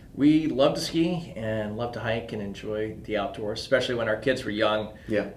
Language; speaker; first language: English; native; English